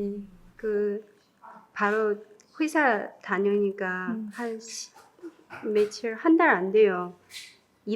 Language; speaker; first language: Korean; non-native, learner; Chinese